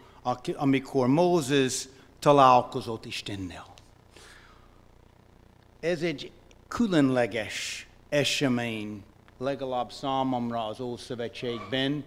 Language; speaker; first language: Hungarian; non-native, fluent; English